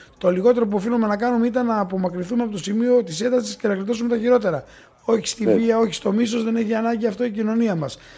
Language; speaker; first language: Greek; native; Greek